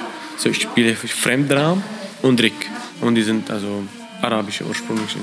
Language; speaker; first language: German; non-native, learner; Arabic